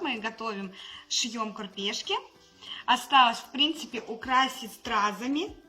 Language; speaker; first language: Russian; native; Russian